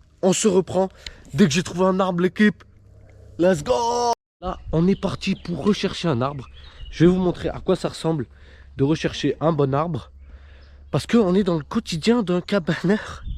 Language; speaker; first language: French; native; French